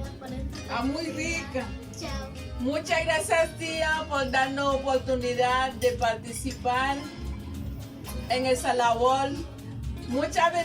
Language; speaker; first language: Spanish; non-native, local second language; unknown